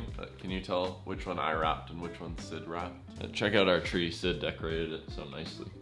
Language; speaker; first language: English; native; English